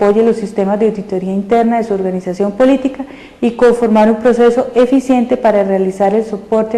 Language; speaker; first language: Spanish; native; Spanish